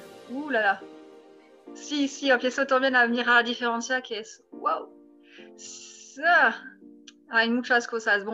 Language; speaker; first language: Spanish; non-native, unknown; French